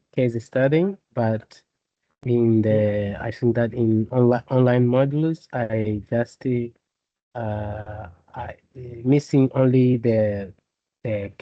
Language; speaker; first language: English; non-native, learner; Portuguese